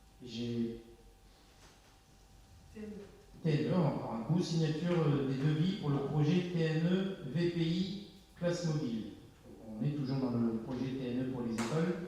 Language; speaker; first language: French; native; French